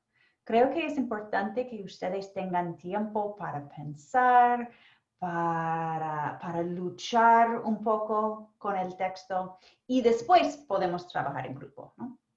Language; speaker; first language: Spanish; non-native, fluent; English